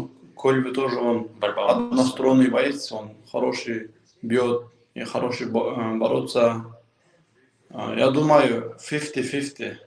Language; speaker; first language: Russian; non-native, local second language; Kyrgyz